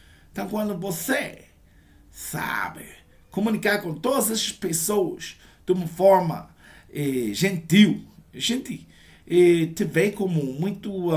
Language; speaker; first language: Portuguese; non-native, learner; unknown